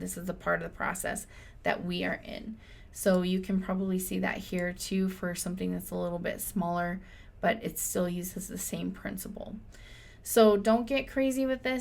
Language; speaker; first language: English; native; English